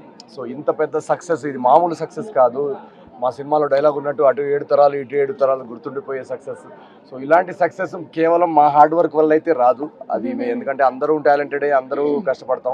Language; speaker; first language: Telugu; native; Telugu